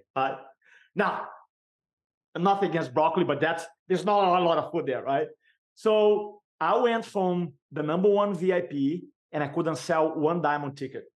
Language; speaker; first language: English; non-native, fluent; Portuguese